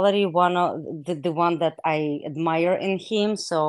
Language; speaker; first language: English; non-native, fluent; Hebrew